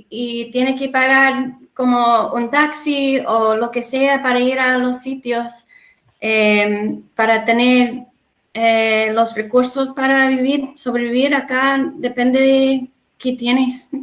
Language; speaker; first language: Spanish; non-native, learner; English